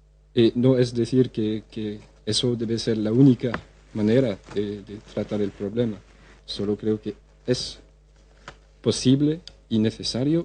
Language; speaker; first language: Spanish; non-native, fluent; French